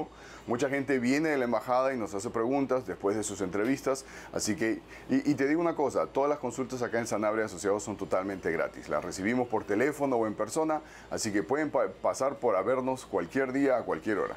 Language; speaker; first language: Spanish; native; Spanish